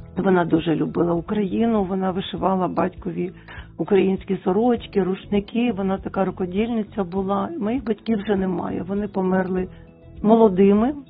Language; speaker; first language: Ukrainian; non-native, local second language; Russian